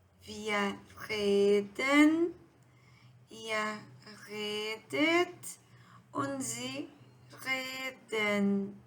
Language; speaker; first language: German; non-native, fluent; Portuguese